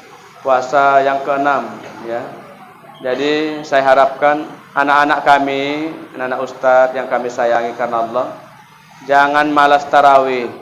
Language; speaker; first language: Indonesian; native; Indonesian